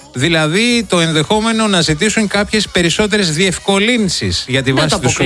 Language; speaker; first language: Greek; native; Greek